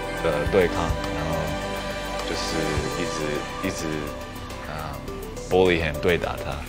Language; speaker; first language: Chinese; early bilingual, heritage; English